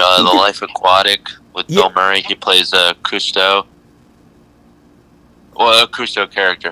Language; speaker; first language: English; native; English